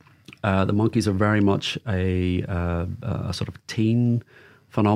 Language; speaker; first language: English; native; English